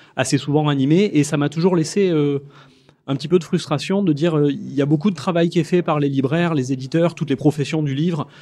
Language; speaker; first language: French; native; French